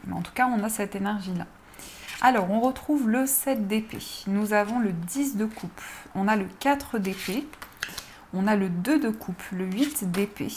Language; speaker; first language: French; native; French